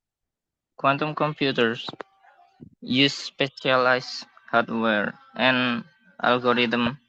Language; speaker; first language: English; non-native, learner; Indonesian